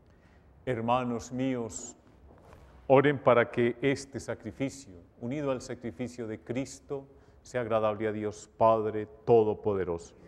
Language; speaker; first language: Spanish; native; Spanish